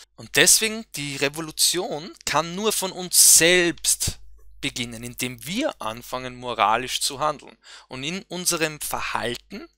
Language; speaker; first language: German; native; German